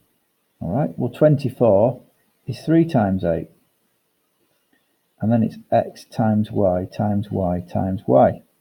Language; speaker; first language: English; native; English